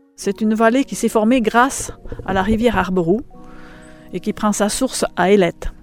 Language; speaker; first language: French; native; French